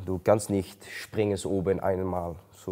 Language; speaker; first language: German; non-native, learner; Dutch